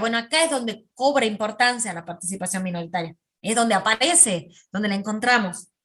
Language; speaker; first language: Spanish; native; Spanish